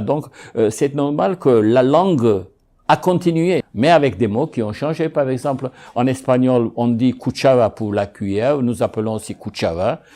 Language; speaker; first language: French; non-native, fluent; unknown